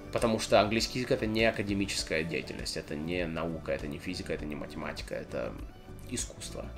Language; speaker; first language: Russian; native; Russian